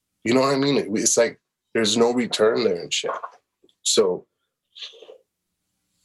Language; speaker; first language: English; native; English